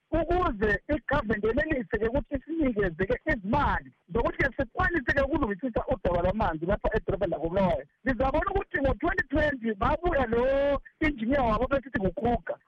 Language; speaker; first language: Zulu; native; Zulu